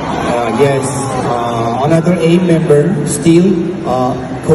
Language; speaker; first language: English; non-native, learner; Korean